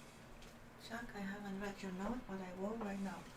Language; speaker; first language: English; native; English